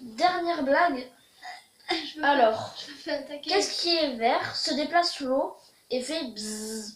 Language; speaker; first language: French; native; French